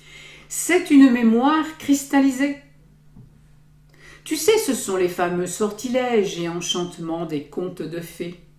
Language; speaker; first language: French; native; French